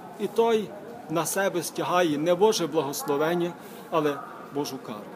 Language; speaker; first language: Ukrainian; native; Ukrainian